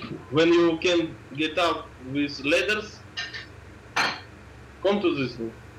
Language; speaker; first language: English; non-native, learner; Russian